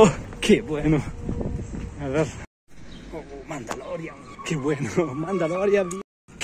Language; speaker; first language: Spanish; non-native, learner; Italian